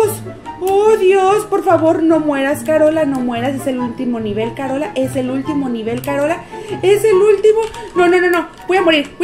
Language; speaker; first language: Spanish; native; Spanish